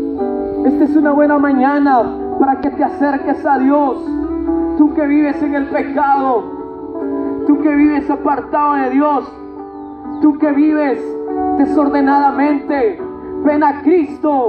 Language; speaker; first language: Spanish; native; Spanish